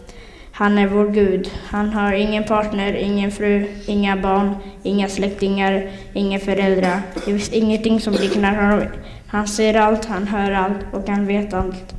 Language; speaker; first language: Swedish; early bilingual, other home language; Somali